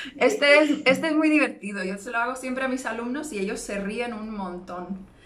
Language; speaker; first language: Spanish; native; Spanish